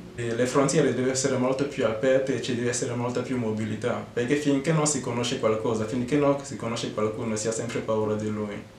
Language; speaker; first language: Italian; non-native, fluent; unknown